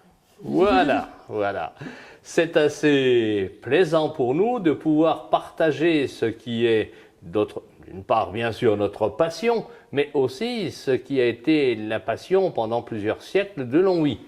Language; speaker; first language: French; native; French